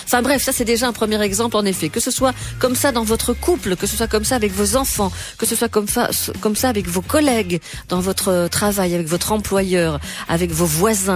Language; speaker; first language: French; native; French